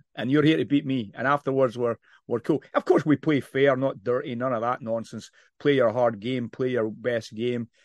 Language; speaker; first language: English; native; English